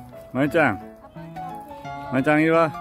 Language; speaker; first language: Korean; native; Korean